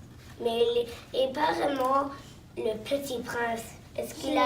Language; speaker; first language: French; non-native, local second language; English